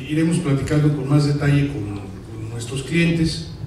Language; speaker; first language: Spanish; native; Spanish